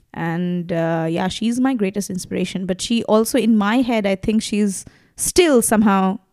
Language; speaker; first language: English; non-native, local second language; Bangla